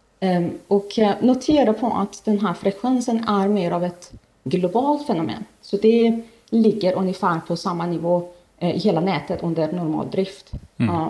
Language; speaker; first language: Swedish; non-native, fluent; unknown